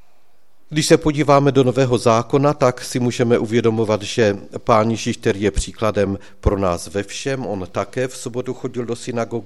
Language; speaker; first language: Czech; native; Czech